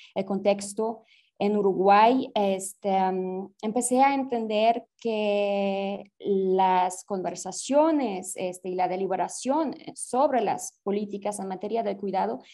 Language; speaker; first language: Spanish; non-native, fluent; German